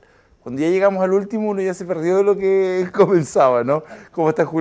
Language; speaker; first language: Spanish; native; Spanish